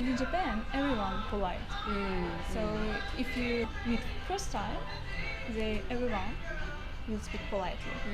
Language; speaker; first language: English; non-native, learner; Russian